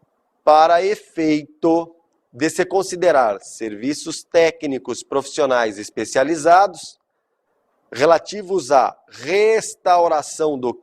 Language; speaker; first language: Portuguese; native; Portuguese